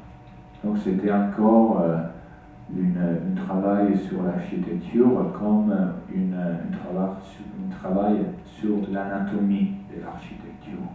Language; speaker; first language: French; non-native, fluent; Italian